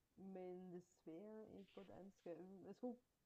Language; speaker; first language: Danish; non-native, fluent; Bulgarian